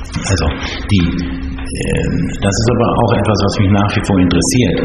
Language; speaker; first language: German; native; German